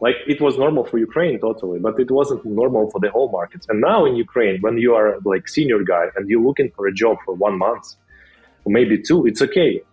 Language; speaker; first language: English; non-native, fluent; Russian